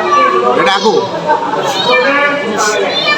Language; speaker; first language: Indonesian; non-native, local second language; Javanese